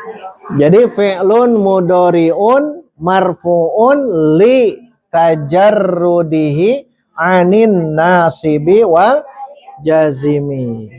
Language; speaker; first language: Arabic; non-native, fluent; Indonesian